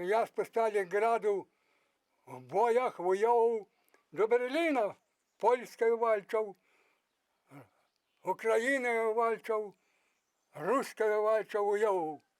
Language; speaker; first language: Polish; early bilingual, heritage; Polish